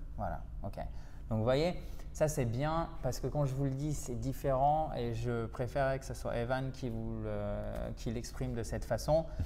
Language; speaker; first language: French; native; French